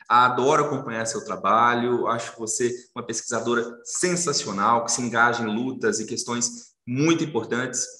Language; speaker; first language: Portuguese; native; Portuguese